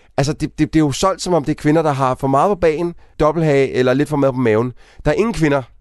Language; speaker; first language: Danish; native; Danish